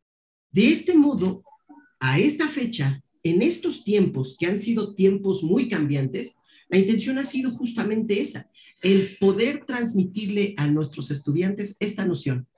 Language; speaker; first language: Spanish; native; Spanish